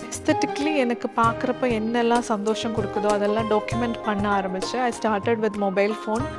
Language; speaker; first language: Tamil; non-native, local second language; Malayalam